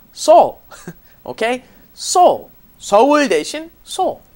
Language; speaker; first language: Korean; non-native, fluent; English